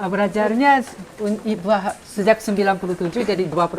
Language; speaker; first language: Indonesian; non-native, fluent; Japanese